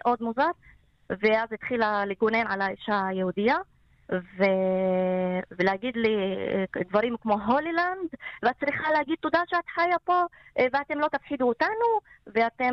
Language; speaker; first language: Hebrew; non-native, local second language; Arabic